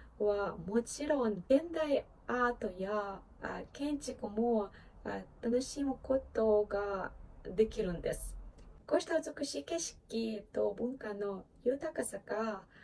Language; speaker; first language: Japanese; non-native, fluent; Ukrainian